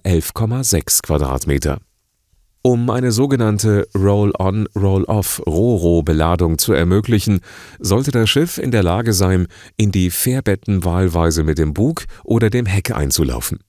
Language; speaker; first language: German; native; German